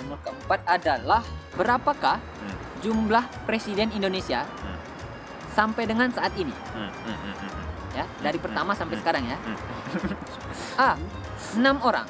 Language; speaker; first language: Indonesian; native; Indonesian